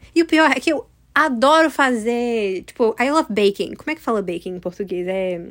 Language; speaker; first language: Portuguese; early bilingual, heritage; English